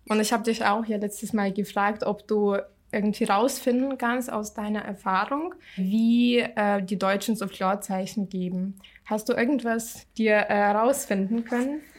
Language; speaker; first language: German; non-native, fluent; Ukrainian